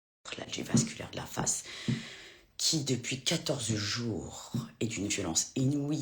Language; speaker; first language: French; native; French